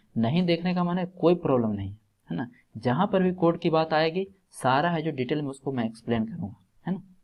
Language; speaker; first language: Hindi; native; Hindi